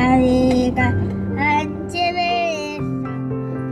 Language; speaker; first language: Korean; native; Korean